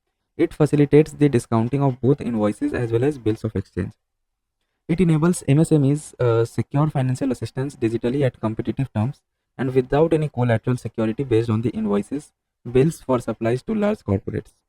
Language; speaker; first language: English; non-native, local second language; Hindi